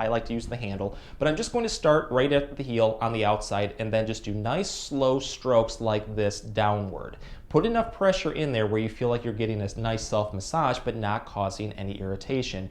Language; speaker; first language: English; native; English